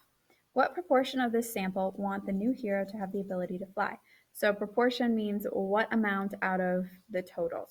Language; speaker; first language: English; native; English